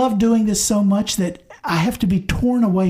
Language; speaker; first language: English; native; English